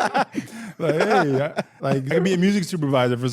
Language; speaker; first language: English; native; English